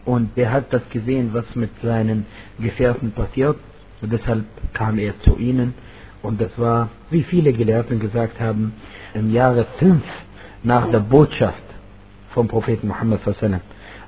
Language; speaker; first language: German; non-native, fluent; Arabic